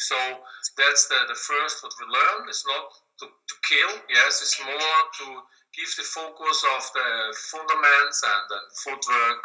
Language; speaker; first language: English; non-native, learner; German